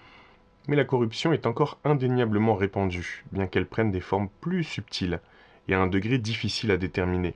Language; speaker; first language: French; native; French